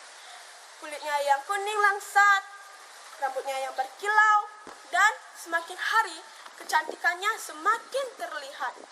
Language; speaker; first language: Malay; non-native, local second language; Balinese